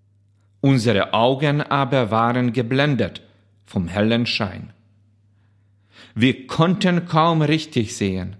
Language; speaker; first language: German; non-native, fluent; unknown